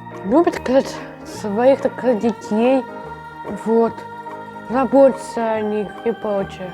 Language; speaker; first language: Russian; native; Russian